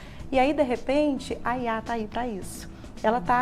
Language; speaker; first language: Portuguese; native; Portuguese